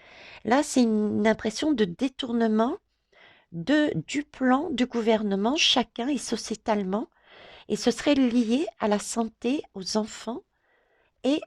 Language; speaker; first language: French; native; French